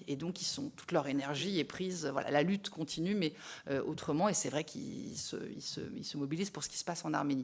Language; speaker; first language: French; native; French